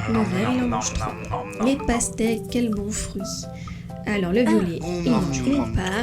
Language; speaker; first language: French; native; French